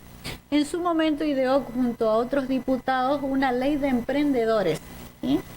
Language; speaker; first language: Spanish; native; Spanish